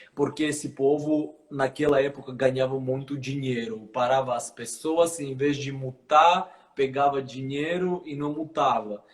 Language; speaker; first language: Portuguese; non-native, fluent; Armenian